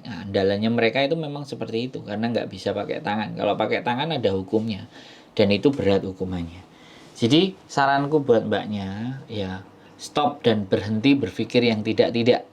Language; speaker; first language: Indonesian; non-native, local second language; Javanese